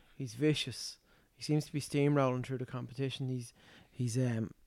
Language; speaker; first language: English; native; English